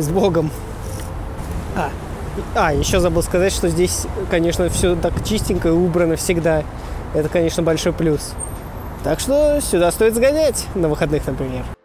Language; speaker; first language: Russian; native; Russian